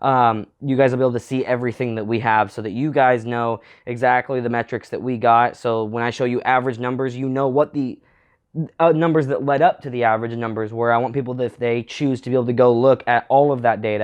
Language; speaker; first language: English; native; English